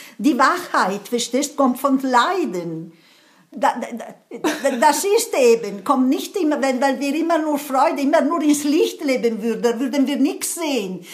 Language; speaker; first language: German; non-native, fluent; Italian